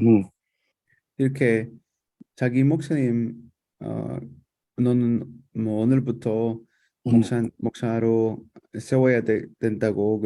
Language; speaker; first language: Korean; non-native, fluent; Spanish